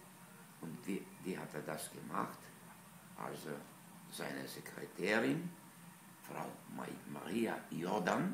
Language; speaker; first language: German; non-native, fluent; Polish